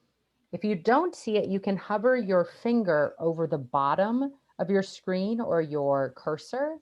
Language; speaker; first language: English; native; English